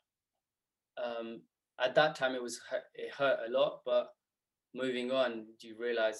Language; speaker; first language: English; native; English